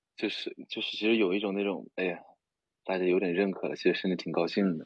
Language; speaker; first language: Chinese; native; Chinese